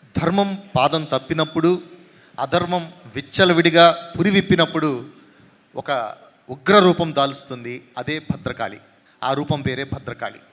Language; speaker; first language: Telugu; native; Telugu